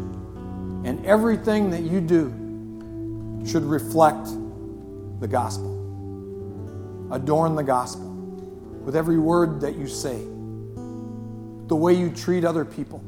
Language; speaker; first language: English; native; English